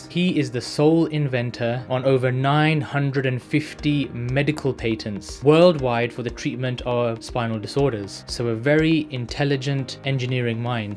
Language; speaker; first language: English; native; English